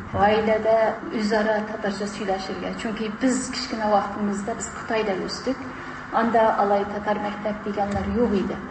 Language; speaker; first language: Tatar; early bilingual, heritage; Tatar